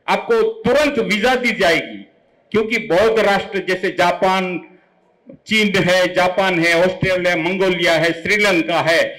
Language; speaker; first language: Hindi; non-native, local second language; Marathi